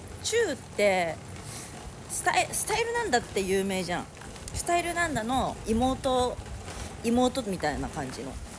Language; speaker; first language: Japanese; native; Japanese